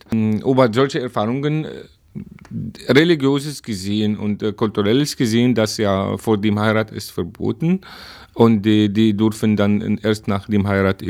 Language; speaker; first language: German; non-native, learner; Arabic